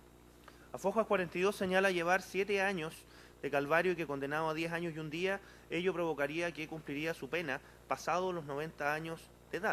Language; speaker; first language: Spanish; native; Spanish